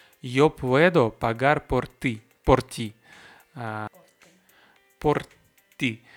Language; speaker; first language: Spanish; non-native, learner; Russian